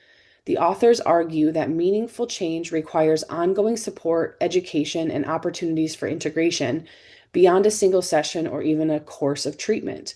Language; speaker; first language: English; native; English